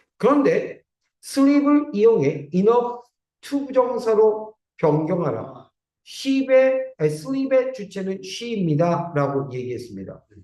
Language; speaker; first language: Korean; native; Korean